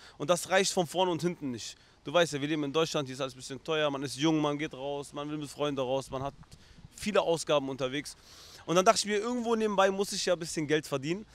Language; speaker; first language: German; early bilingual, other home language; Arabic